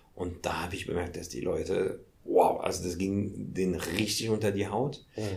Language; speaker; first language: German; non-native, fluent; French